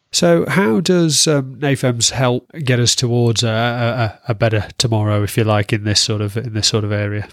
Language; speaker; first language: English; native; English